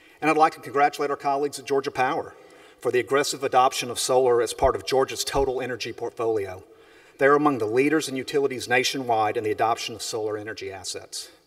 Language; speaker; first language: English; native; English